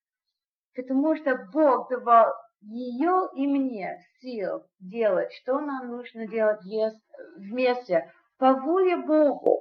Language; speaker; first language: Russian; non-native, learner; English